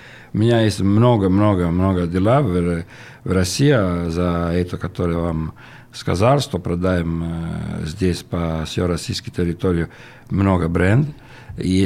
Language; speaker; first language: Russian; non-native, learner; Italian